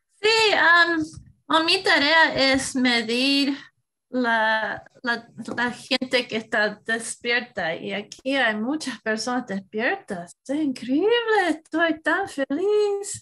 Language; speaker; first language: Spanish; non-native, learner; English